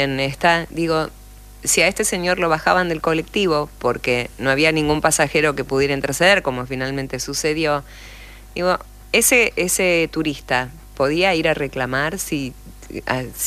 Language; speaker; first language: Spanish; native; Spanish